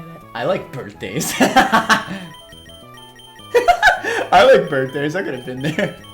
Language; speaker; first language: English; native; English